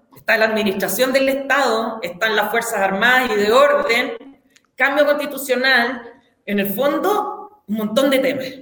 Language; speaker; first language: Spanish; native; Spanish